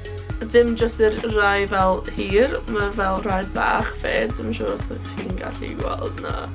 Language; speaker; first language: Welsh; non-native, local second language; English